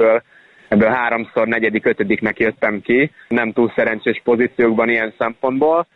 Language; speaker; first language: Hungarian; native; Hungarian